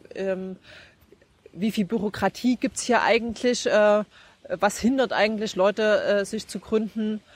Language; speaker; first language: German; native; German